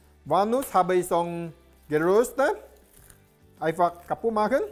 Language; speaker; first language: German; non-native, learner; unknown